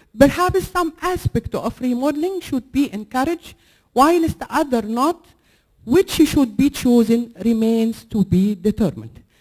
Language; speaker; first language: English; non-native, fluent; Arabic